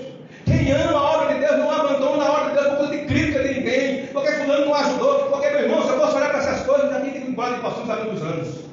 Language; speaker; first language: Portuguese; native; Portuguese